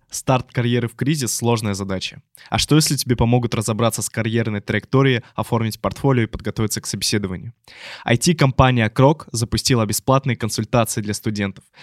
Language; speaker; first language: Russian; native; Russian